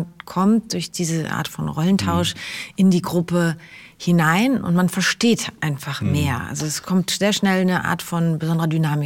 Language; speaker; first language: German; native; German